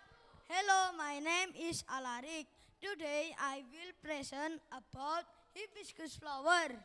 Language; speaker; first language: English; non-native, learner; Indonesian